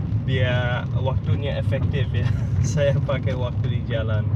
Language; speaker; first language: Indonesian; non-native, fluent; English